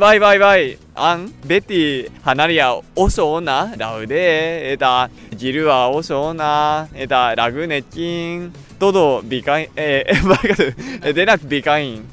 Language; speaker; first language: Basque; non-native, learner; Japanese